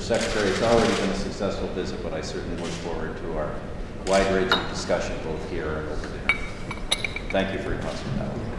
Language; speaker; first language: English; native; English